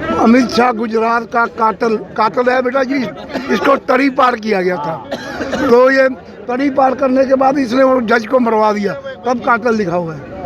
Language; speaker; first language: Hindi; non-native, local second language; Punjabi